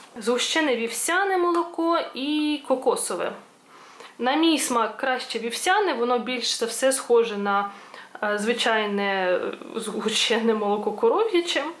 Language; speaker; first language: Ukrainian; non-native, local second language; Russian